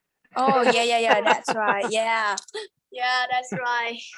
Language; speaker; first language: English; non-native, learner; Vietnamese